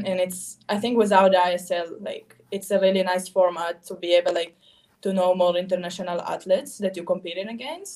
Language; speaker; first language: English; non-native, fluent; Hebrew